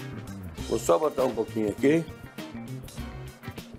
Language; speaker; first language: Portuguese; non-native, fluent; French